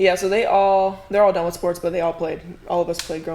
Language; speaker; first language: English; native; English